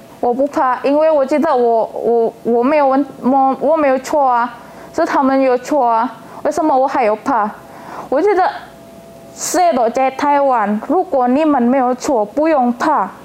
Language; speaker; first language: Chinese; non-native, learner; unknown